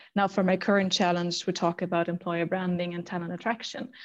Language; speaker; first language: English; non-native, fluent; German